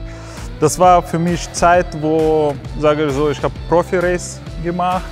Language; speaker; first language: German; non-native, learner; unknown